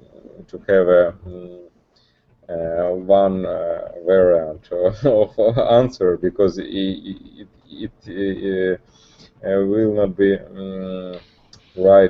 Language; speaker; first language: English; non-native, learner; Russian